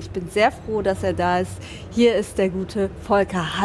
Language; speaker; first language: German; native; German